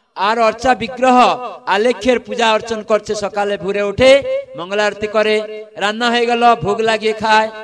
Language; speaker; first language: Bangla; non-native, fluent; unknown